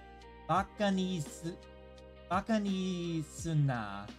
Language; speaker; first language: Japanese; non-native, learner; English